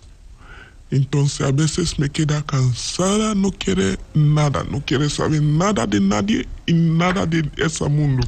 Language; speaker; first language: Spanish; non-native, learner; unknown